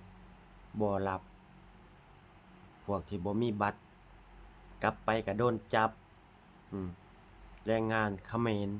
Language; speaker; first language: Thai; non-native, local second language; Lao